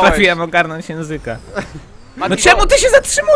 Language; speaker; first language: Polish; native; Polish